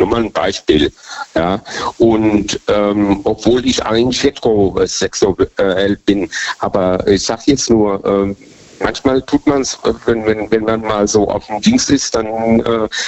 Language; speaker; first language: German; native; German